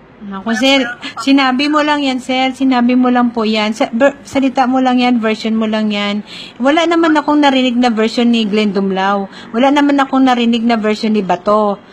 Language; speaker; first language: Filipino; non-native, local second language; Cebuano